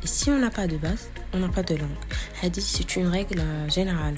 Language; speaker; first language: French; non-native, local second language; Arabic